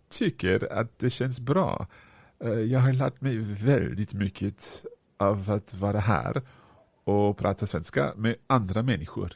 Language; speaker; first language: Swedish; non-native, learner; English